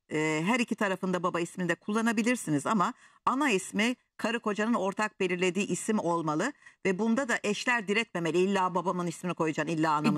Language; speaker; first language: Turkish; native; Turkish